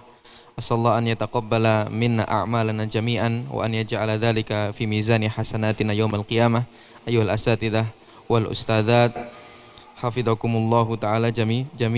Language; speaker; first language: Arabic; non-native, fluent; Indonesian